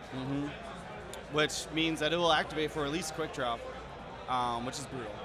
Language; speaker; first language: English; native; English